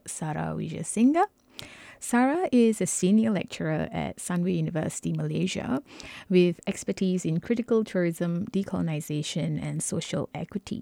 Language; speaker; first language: English; non-native, local second language; Malay